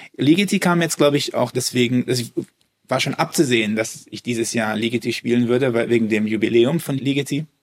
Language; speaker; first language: German; early bilingual, heritage; German